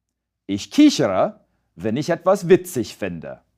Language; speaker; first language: German; non-native, fluent; English